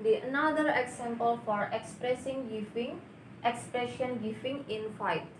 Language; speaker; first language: English; non-native, learner; Indonesian